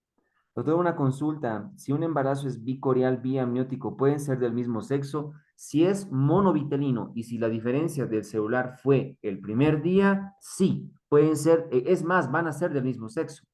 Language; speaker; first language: Spanish; native; Spanish